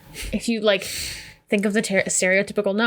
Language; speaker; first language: English; native; English